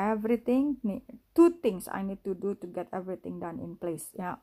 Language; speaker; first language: English; non-native, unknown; Indonesian